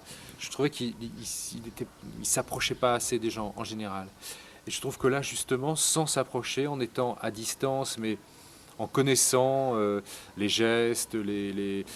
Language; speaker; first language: French; native; French